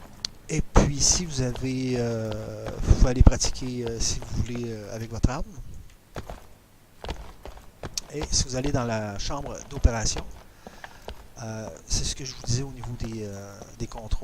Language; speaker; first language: French; native; French